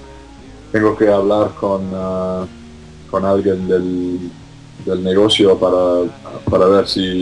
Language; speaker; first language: Spanish; non-native, fluent; English